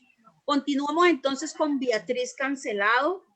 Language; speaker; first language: Spanish; native; Spanish